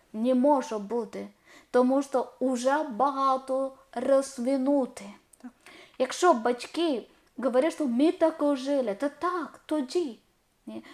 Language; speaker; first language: Ukrainian; non-native, learner; Malayalam